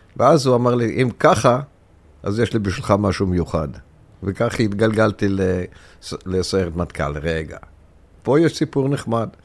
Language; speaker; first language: Hebrew; early bilingual, other home language; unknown